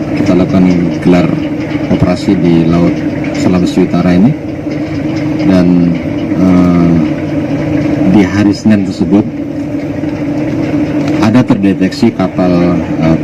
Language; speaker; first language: Indonesian; native; Indonesian